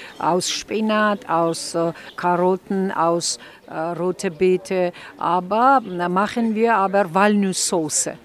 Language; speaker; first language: German; non-native, fluent; Georgian